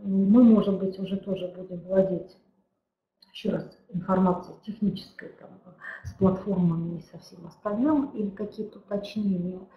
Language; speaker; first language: Russian; native; Russian